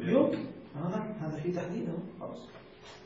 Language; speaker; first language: Arabic; native; Arabic